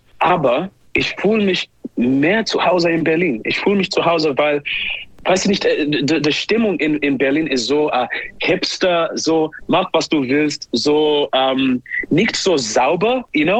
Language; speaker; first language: German; non-native, learner; English